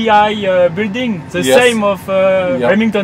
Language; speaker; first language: English; non-native, learner; French